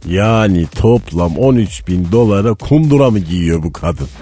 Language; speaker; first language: Turkish; native; Turkish